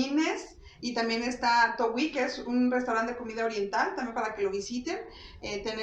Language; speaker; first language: Spanish; native; Spanish